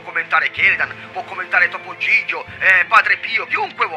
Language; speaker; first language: Italian; native; Italian